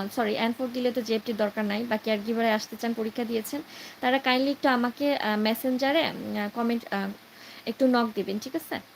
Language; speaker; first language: Bangla; native; Bangla